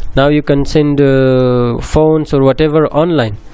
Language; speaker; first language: English; non-native, fluent; Persian